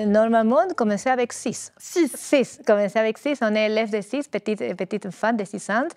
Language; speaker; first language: French; non-native, learner; Spanish